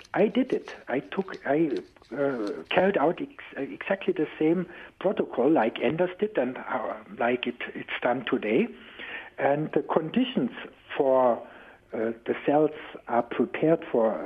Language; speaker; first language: English; non-native, fluent; German